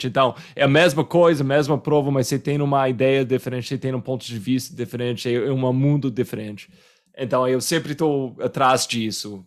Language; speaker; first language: Portuguese; non-native, fluent; English